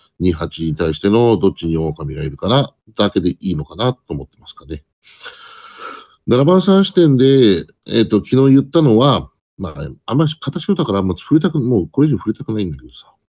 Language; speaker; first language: Japanese; native; Japanese